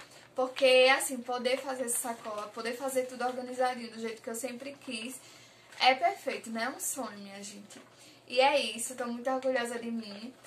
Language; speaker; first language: Portuguese; native; Portuguese